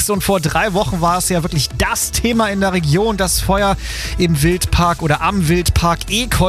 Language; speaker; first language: German; native; German